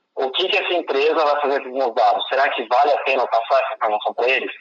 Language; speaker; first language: Portuguese; native; Portuguese